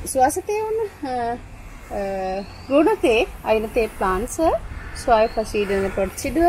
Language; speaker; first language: German; non-native, learner; Sinhala